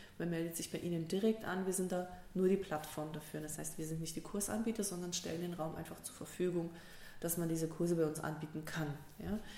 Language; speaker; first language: German; early bilingual, other home language; Russian